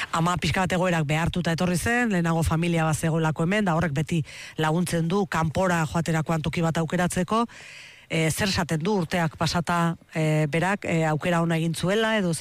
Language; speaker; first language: Basque; native; Basque